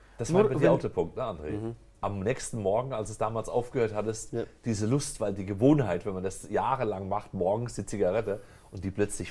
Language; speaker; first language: German; native; German